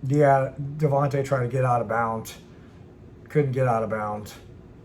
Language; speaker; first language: English; native; English